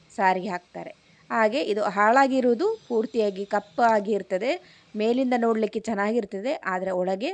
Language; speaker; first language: Kannada; non-native, local second language; Malayalam